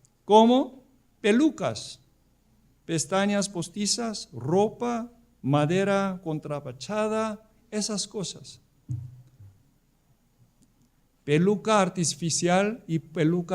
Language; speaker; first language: Spanish; non-native, fluent; Korean